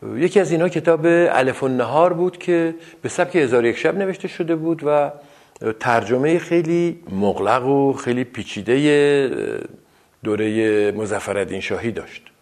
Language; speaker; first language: Persian; non-native, local second language; Azerbaijani